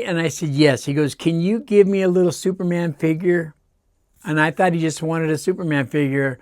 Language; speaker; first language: English; native; English